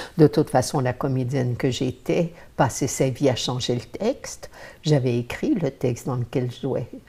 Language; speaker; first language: French; native; French